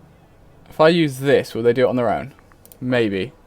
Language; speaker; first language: English; native; English